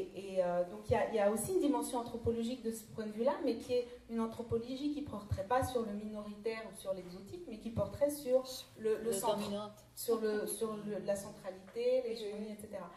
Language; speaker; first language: French; native; French